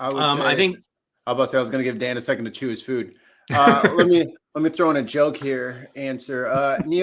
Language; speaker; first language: English; native; English